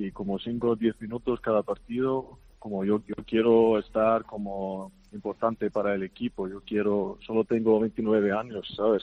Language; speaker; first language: Spanish; non-native, fluent; Icelandic